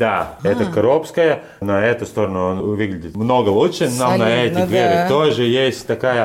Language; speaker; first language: Russian; non-native, learner; Latvian